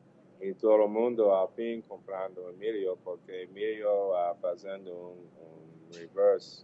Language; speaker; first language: Portuguese; non-native, fluent; English